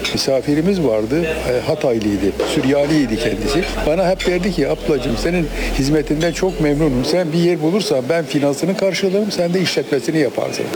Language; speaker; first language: Turkish; native; Turkish